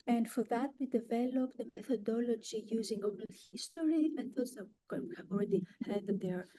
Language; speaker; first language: English; non-native, fluent; Greek